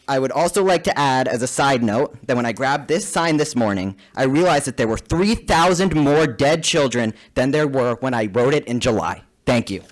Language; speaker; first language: English; native; English